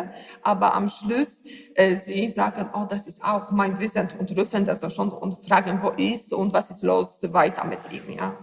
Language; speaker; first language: German; non-native, learner; Polish